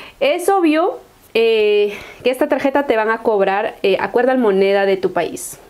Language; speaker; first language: Spanish; native; Spanish